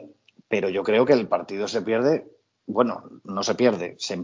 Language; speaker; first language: Spanish; native; Spanish